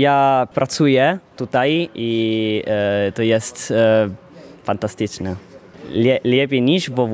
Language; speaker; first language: Polish; non-native, learner; Italian